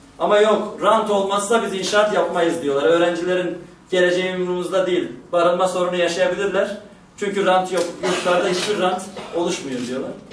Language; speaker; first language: Turkish; native; Turkish